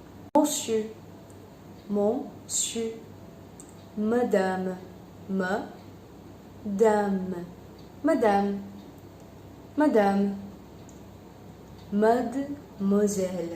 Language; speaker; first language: French; non-native, fluent; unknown